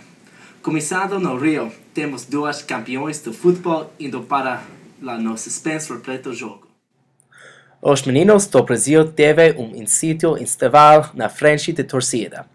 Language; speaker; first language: Portuguese; non-native, learner; English